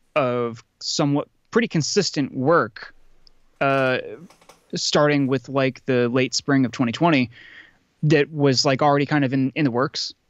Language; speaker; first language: English; native; English